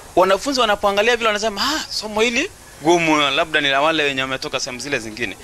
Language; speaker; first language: Swahili; non-native, local second language; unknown